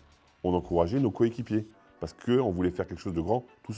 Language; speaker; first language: French; native; French